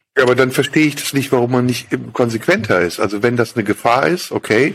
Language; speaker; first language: German; native; German